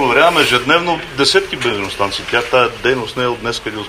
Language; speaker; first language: Bulgarian; native; Bulgarian